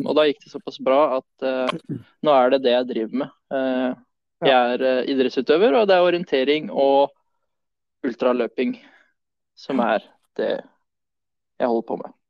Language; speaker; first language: Norwegian; early bilingual, other home language; Swedish